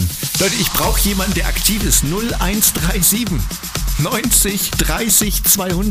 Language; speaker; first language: German; native; German